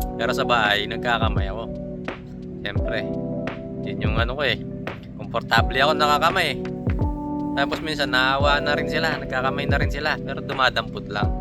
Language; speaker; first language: Filipino; non-native, local second language; Pampanga